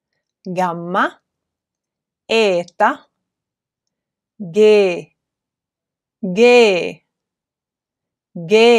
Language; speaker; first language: Greek; non-native, fluent; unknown